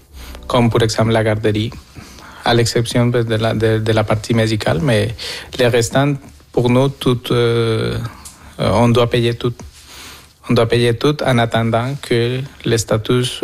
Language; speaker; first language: French; non-native, fluent; Spanish